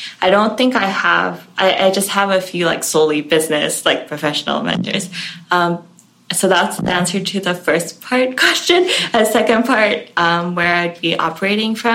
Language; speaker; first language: English; non-native, local second language; Cantonese